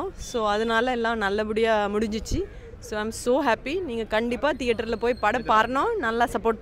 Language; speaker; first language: Tamil; non-native, fluent; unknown